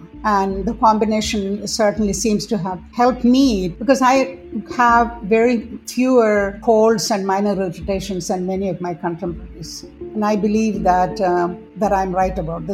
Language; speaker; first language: English; non-native, local second language; Malayalam